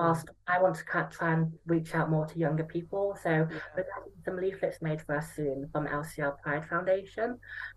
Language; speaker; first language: English; native; English